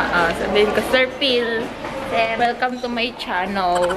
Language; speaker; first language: Filipino; non-native, local second language; Bikol